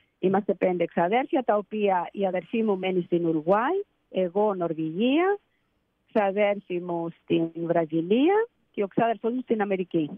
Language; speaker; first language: Greek; early bilingual, heritage; Greek